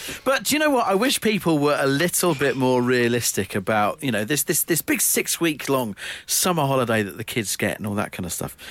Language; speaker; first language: English; native; English